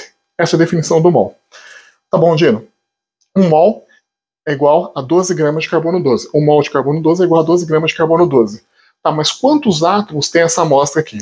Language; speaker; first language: Portuguese; native; Portuguese